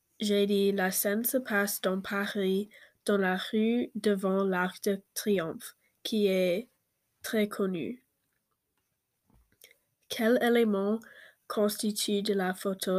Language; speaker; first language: French; non-native, learner; English